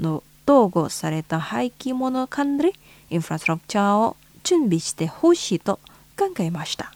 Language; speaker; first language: Japanese; non-native, fluent; Indonesian